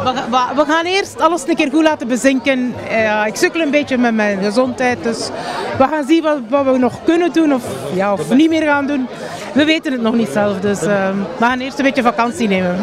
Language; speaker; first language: Dutch; native; Dutch